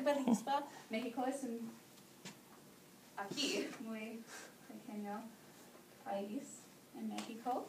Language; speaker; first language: Spanish; non-native, learner; English